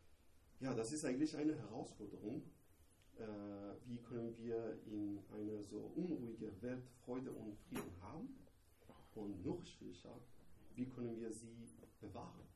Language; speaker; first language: German; non-native, learner; Persian